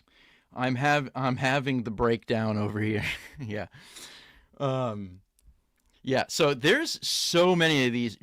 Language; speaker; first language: English; native; English